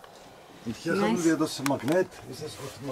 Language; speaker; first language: German; non-native, learner; Greek